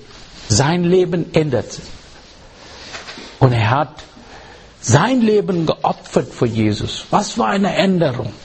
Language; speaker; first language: German; non-native, learner; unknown